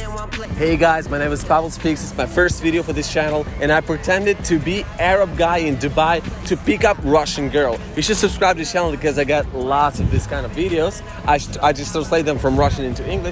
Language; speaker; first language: English; non-native, learner; Russian